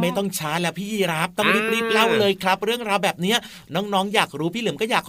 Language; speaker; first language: Thai; native; Thai